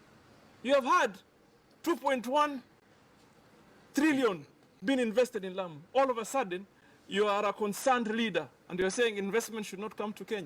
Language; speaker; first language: English; non-native, local second language; Swahili